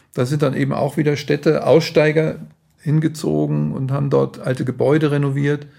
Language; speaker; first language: German; native; German